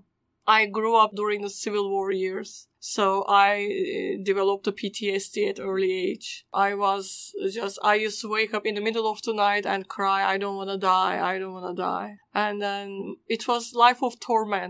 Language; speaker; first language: English; non-native, fluent; Turkish